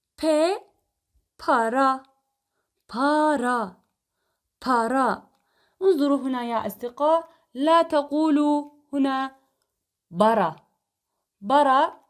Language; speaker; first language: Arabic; non-native, fluent; Turkish